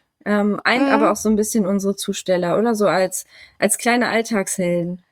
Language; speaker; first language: German; native; German